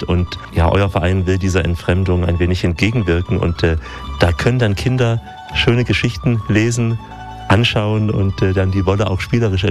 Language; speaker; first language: German; native; German